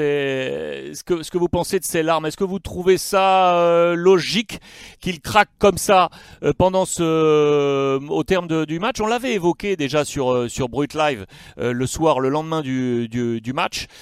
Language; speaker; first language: French; native; French